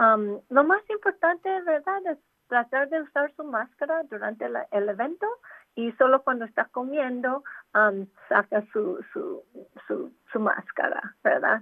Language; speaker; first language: Spanish; non-native, local second language; English